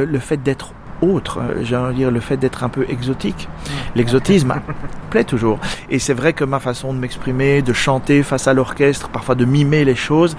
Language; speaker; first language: French; native; French